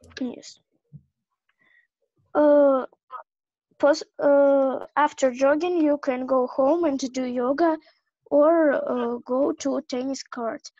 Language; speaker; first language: English; non-native, learner; Russian